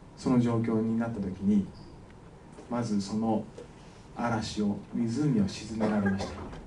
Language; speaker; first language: Japanese; native; Japanese